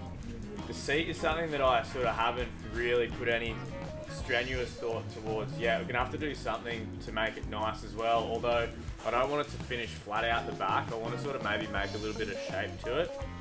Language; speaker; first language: English; native; English